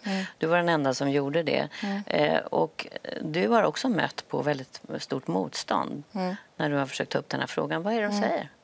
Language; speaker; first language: Swedish; native; Swedish